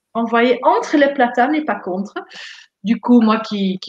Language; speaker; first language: French; non-native, fluent; Dutch